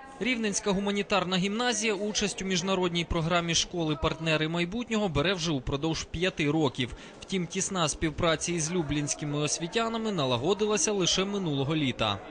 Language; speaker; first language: Ukrainian; native; Ukrainian